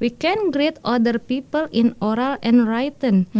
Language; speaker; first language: English; non-native, learner; Indonesian